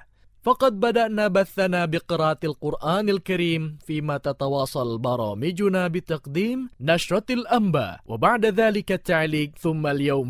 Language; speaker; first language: Arabic; non-native, fluent; Indonesian